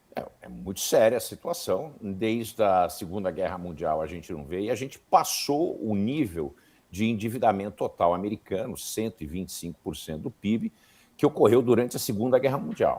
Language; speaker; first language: Portuguese; native; Portuguese